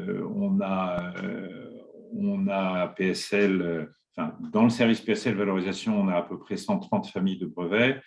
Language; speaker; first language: French; native; French